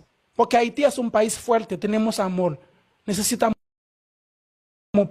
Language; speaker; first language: Spanish; non-native, fluent; Haitian Creole